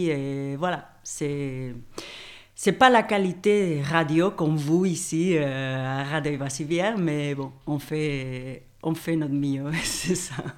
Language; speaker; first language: French; non-native, fluent; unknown